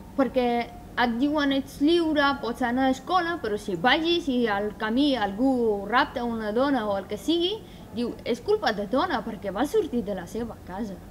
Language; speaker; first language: Catalan; non-native, fluent; Persian